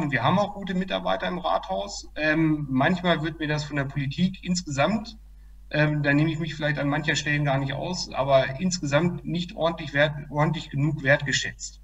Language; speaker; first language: German; native; German